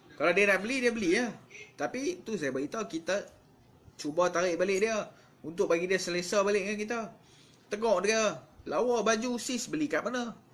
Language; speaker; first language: Malay; native; Malay